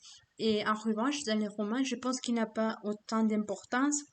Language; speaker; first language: French; non-native, learner; Spanish